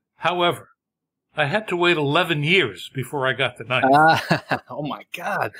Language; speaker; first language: English; native; English